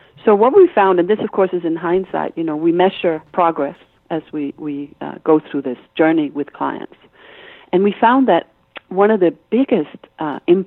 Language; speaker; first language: English; non-native, fluent; Danish